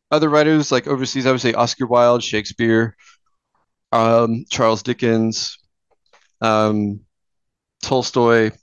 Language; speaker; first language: English; native; English